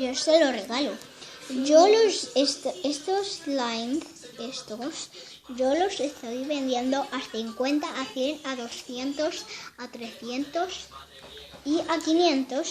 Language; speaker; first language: Spanish; native; Spanish